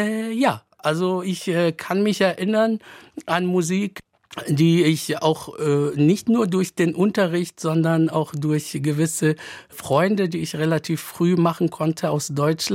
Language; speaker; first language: German; non-native, fluent; Arabic